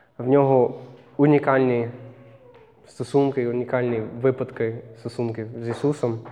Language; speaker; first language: Ukrainian; non-native, fluent; English